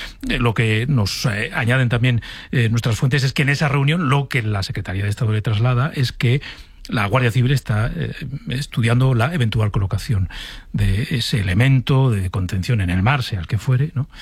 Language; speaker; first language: Spanish; native; Spanish